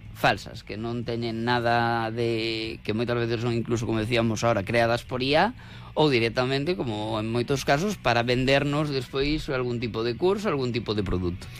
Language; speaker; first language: Galician; non-native, local second language; Spanish